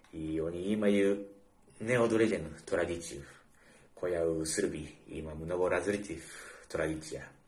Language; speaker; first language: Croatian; non-native, learner; Japanese